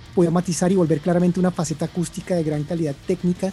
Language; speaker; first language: Spanish; native; Spanish